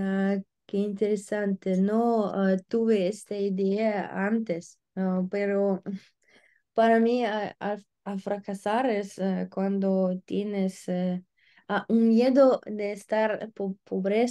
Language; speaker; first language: Spanish; non-native, learner; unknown